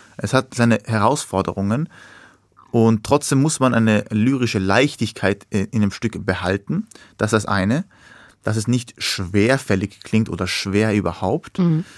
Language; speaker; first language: German; early bilingual, other home language; Persian